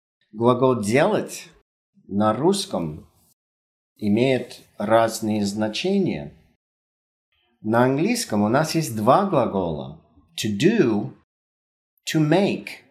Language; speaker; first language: Russian; non-native, fluent; English